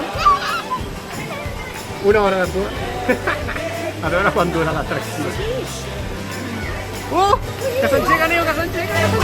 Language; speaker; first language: Catalan; native; Catalan